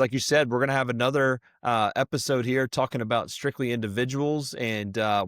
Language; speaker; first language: English; native; English